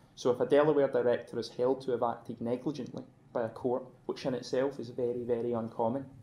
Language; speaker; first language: English; native; English